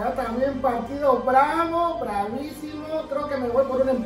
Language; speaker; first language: Spanish; native; Spanish